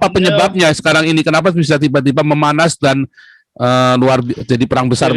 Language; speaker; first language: Indonesian; native; Indonesian